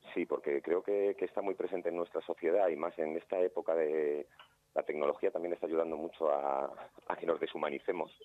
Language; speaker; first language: Spanish; native; Spanish